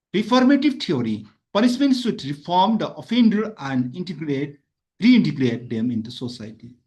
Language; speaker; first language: English; non-native, local second language; Nepali